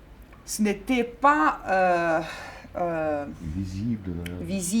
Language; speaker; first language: French; non-native, fluent; Bosnian